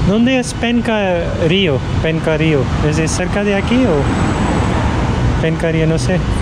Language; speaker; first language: Spanish; non-native, learner; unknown